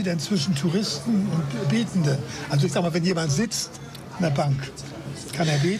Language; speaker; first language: German; native; German